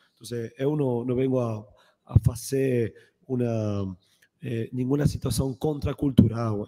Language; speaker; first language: Portuguese; non-native, learner; Spanish